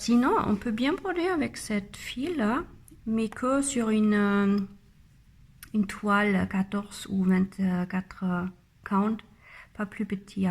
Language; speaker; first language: French; non-native, learner; German